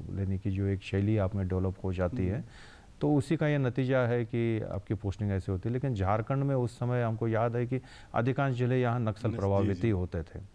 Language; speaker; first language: Hindi; non-native, local second language; Marathi